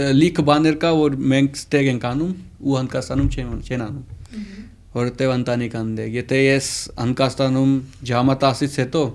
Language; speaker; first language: Armenian; non-native, fluent; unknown